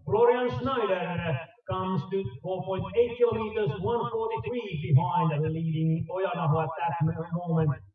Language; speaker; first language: English; non-native, fluent; Finnish